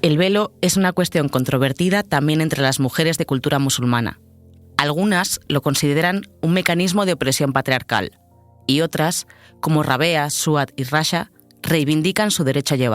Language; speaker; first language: Spanish; native; Spanish